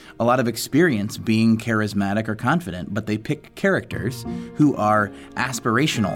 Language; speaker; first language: English; native; English